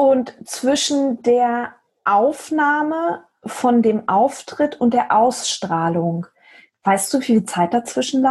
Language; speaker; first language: German; native; German